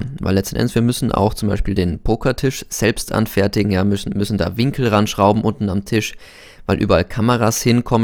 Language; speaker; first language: German; native; German